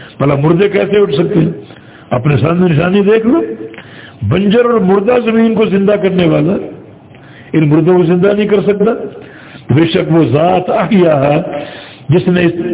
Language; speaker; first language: Urdu; native; Urdu